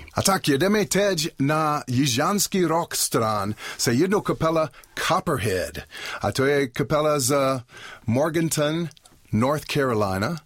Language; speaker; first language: Czech; non-native, learner; English